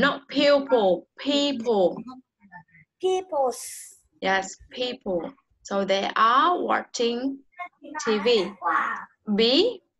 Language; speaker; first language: English; non-native, learner; Vietnamese